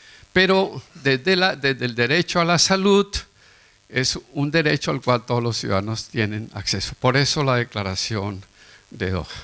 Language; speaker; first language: Spanish; native; Spanish